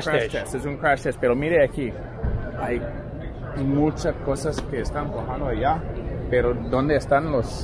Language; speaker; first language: Spanish; non-native, learner; English